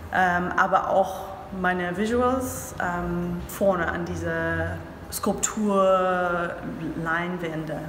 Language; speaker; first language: German; non-native, learner; English